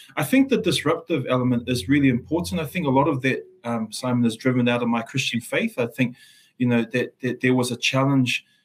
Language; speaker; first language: English; non-native, local second language; Samoan